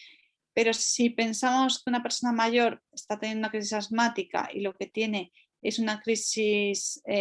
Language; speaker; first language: Spanish; native; Spanish